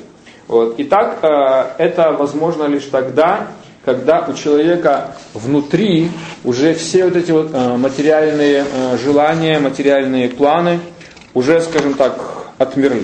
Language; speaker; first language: Russian; native; Russian